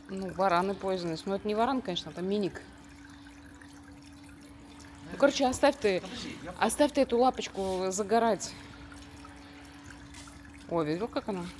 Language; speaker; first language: Russian; native; Russian